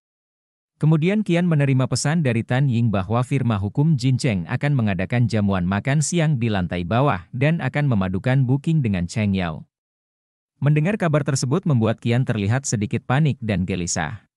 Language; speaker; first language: Indonesian; native; Indonesian